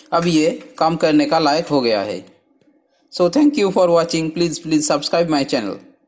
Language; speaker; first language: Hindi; non-native, local second language; Bangla